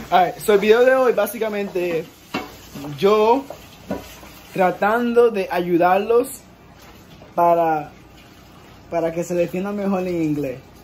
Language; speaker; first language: Spanish; native; Spanish